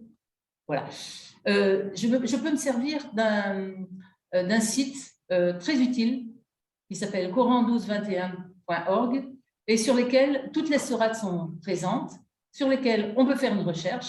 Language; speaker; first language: French; native; French